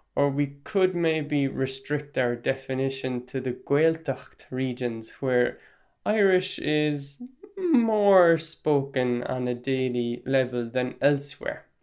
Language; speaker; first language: English; non-native, local second language; Irish